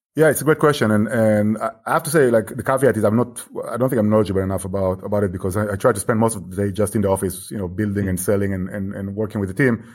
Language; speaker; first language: English; non-native, fluent; Hebrew